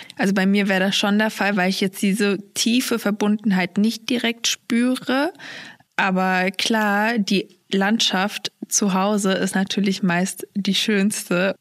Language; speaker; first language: German; early bilingual, other home language; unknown